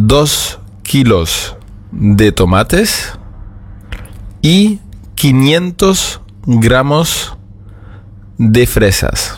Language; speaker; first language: Spanish; non-native, fluent; German